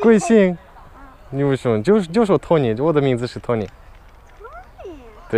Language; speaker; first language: Chinese; non-native, fluent; Russian